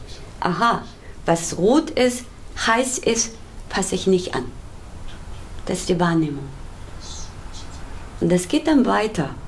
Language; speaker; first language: German; non-native, fluent; Korean